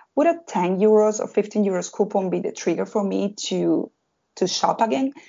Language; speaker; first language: English; non-native, fluent; Spanish